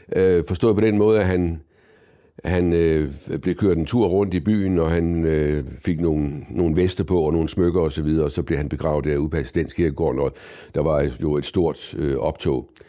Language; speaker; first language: Danish; native; Danish